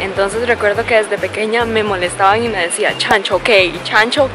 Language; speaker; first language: Spanish; early bilingual, other home language; Cantonese